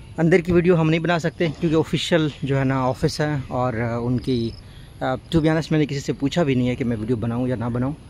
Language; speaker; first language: Urdu; non-native, local second language; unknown